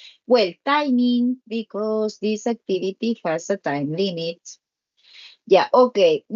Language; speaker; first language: English; non-native, learner; Spanish